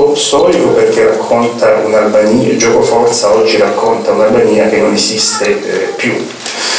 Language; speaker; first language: Italian; native; Italian